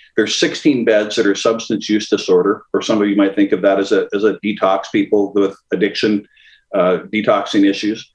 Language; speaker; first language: English; native; English